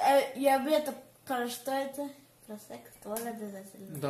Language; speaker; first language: Russian; early bilingual, heritage; Russian